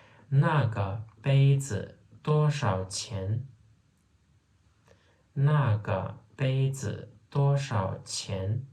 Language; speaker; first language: Chinese; non-native, fluent; Turkmen